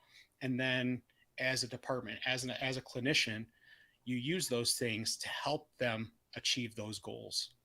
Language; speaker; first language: English; native; English